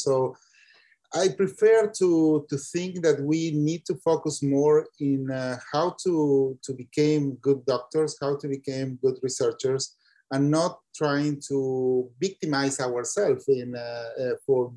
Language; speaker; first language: English; non-native, fluent; Spanish